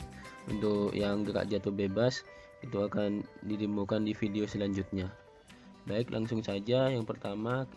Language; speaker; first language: Indonesian; native; Indonesian